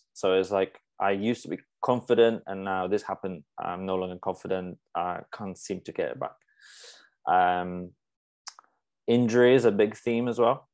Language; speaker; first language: English; non-native, fluent; Polish